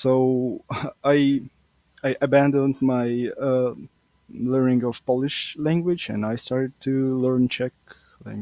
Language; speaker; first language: English; non-native, fluent; Russian